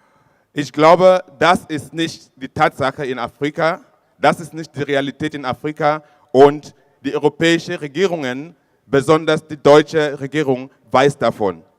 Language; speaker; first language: German; non-native, fluent; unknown